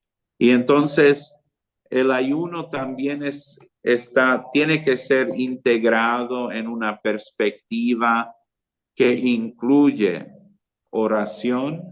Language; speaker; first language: Spanish; non-native, fluent; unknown